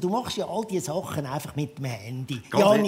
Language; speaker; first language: German; native; German